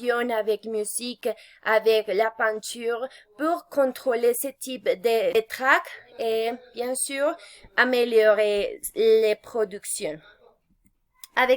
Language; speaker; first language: French; non-native, fluent; Spanish